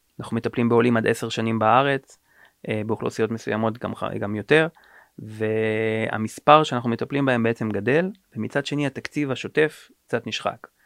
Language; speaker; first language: Hebrew; native; Hebrew